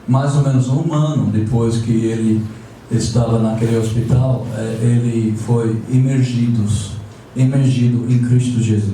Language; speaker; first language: Portuguese; non-native, fluent; English